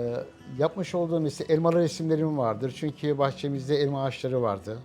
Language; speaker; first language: Turkish; native; Turkish